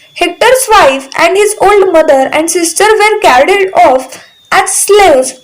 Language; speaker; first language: English; non-native, local second language; Marathi